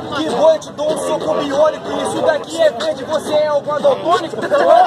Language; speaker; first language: Portuguese; native; Portuguese